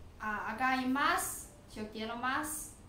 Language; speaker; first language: Spanish; non-native, learner; Chinese